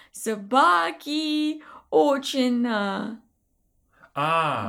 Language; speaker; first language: Russian; non-native, learner; English